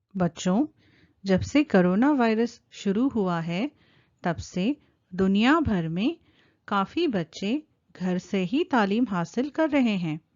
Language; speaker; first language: Urdu; native; Urdu